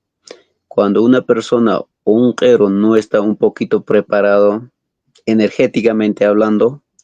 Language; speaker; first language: Spanish; non-native, local second language; Quechua